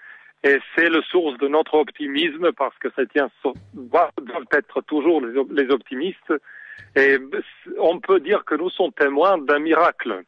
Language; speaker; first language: French; non-native, learner; Serbian